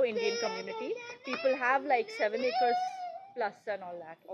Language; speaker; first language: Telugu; non-native, learner; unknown